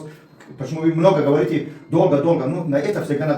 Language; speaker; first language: Russian; non-native, learner; Tajik